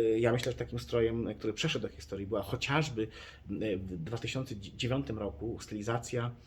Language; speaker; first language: Polish; native; Polish